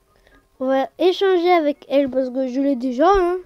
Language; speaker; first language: French; native; French